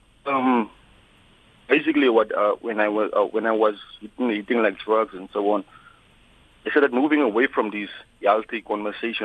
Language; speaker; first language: English; non-native, local second language; Afrikaans